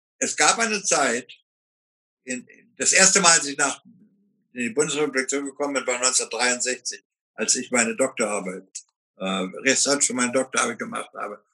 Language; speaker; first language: German; native; German